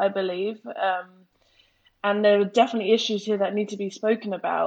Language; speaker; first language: English; native; English